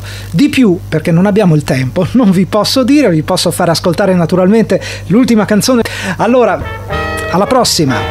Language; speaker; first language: Italian; native; Italian